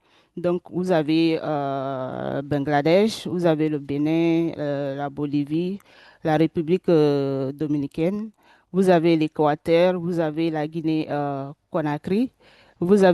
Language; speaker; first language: French; non-native, local second language; Susu